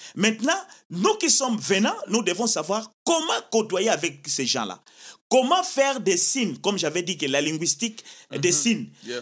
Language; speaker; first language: French; non-native, local second language; Lingala